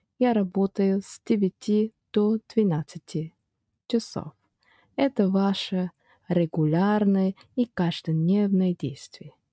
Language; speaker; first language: Russian; non-native, fluent; Japanese